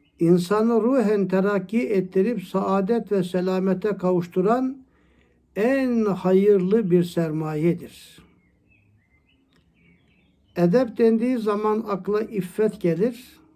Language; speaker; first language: Turkish; native; Turkish